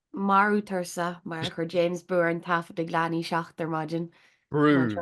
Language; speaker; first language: Irish; native; Irish